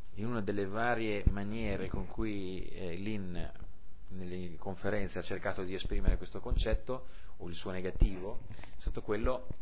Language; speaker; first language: Italian; native; Italian